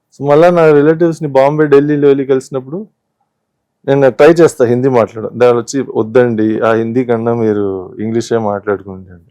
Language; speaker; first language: Telugu; native; Telugu